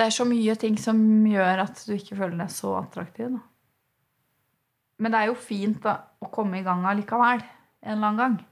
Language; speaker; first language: Norwegian; native; Norwegian